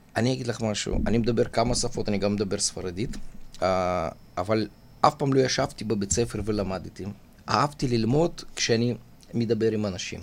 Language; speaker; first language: Hebrew; non-native, fluent; Russian